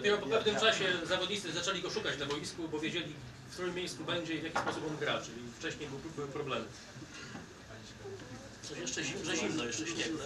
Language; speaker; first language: Polish; native; Polish